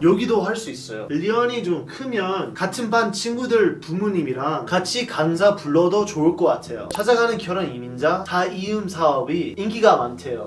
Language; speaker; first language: Korean; non-native, fluent; English